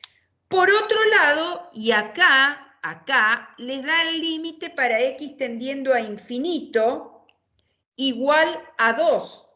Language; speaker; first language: Spanish; native; Spanish